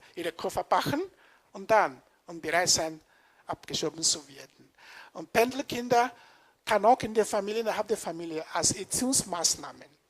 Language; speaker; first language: German; non-native, fluent; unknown